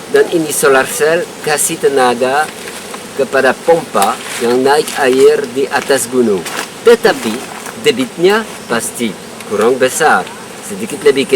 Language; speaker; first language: Indonesian; non-native, learner; French